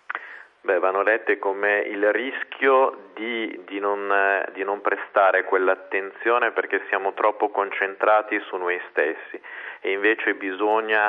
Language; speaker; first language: Italian; native; Italian